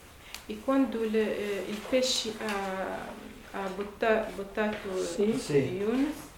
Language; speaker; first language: Italian; non-native, learner; Arabic